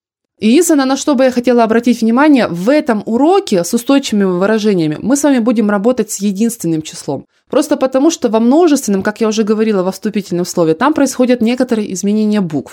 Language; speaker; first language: Russian; native; Russian